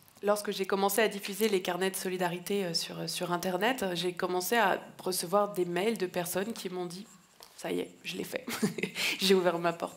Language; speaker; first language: French; native; French